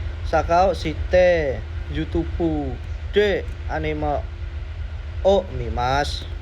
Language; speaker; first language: Japanese; non-native, learner; Indonesian